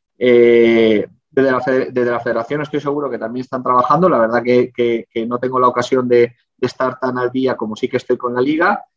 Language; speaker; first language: Spanish; native; Spanish